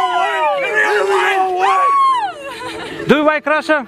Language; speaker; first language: English; non-native, learner; Bulgarian